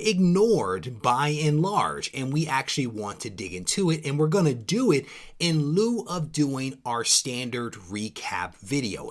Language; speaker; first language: English; native; English